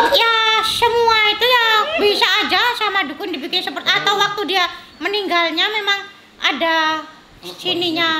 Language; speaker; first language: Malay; non-native, local second language; Javanese